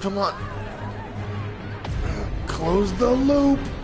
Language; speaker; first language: English; native; English